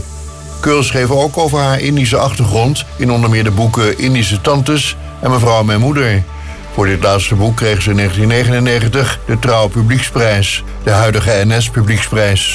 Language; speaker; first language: Dutch; native; Dutch